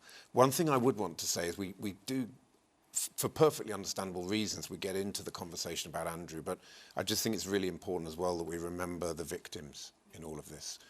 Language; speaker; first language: English; native; English